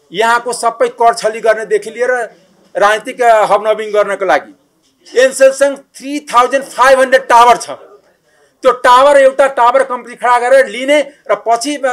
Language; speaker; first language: Nepali; non-native, local second language; Maithili